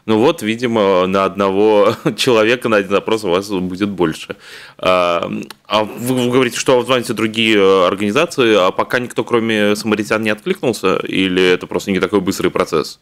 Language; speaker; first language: Russian; native; Russian